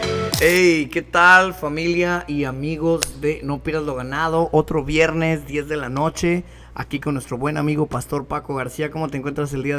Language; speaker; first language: Spanish; native; Spanish